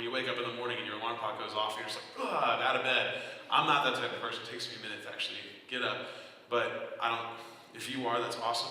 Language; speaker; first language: English; native; English